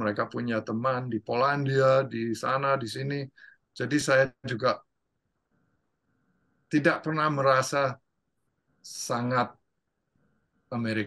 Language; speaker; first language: Indonesian; non-native, fluent; English